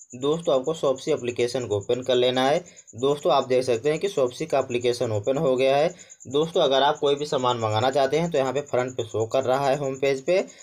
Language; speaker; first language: Hindi; native; Hindi